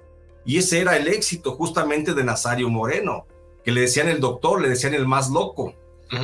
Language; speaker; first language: Spanish; native; Spanish